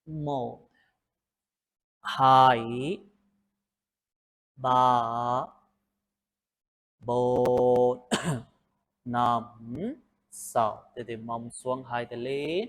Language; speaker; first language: Vietnamese; non-native, learner; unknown